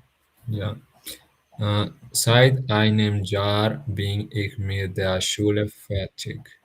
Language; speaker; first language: German; non-native, learner; Spanish